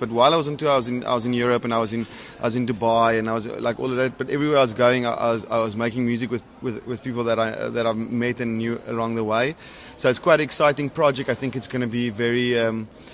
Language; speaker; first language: English; non-native, local second language; Afrikaans